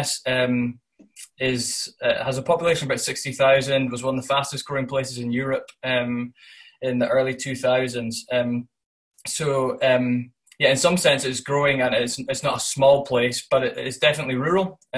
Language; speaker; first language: English; native; English